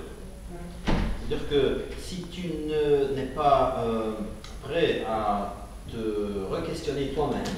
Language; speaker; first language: French; non-native, fluent; Ukrainian